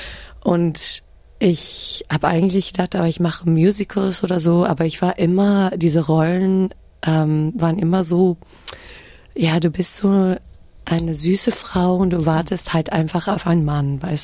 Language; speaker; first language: German; early bilingual, heritage; German